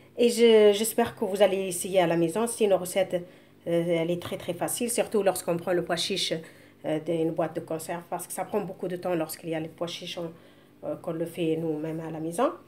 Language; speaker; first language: French; non-native, local second language; Arabic